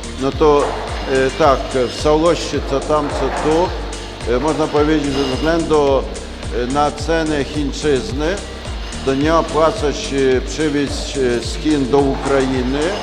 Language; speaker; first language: Polish; non-native, learner; Ukrainian